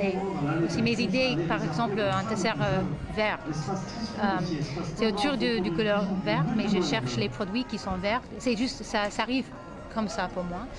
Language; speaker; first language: French; non-native, fluent; English